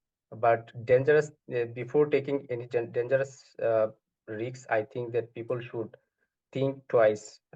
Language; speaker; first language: English; non-native, learner; Bangla